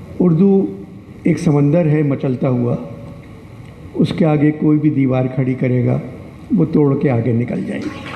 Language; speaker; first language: Urdu; native; Urdu